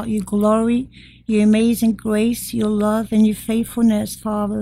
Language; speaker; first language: English; non-native, fluent; French